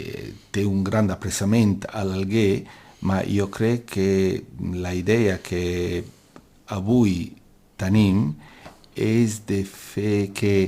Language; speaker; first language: Catalan; non-native, local second language; Italian